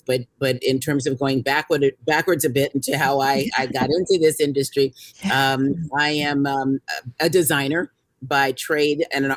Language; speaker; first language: English; native; English